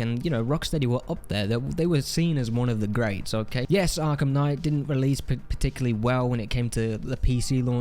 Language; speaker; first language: English; native; English